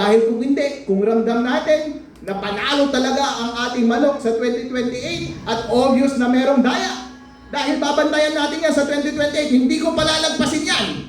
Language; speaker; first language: Filipino; non-native, local second language; Iloko